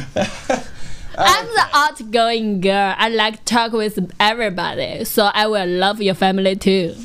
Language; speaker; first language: English; non-native, learner; Chinese